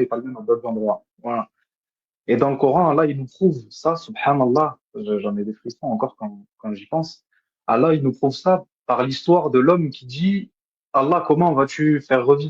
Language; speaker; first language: French; native; French